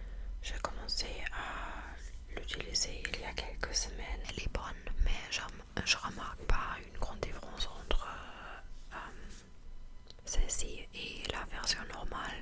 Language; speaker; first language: French; non-native, fluent; English